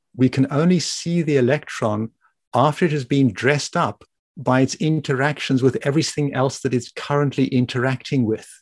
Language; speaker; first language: English; native; English